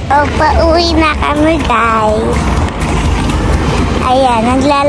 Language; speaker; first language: Filipino; native; Filipino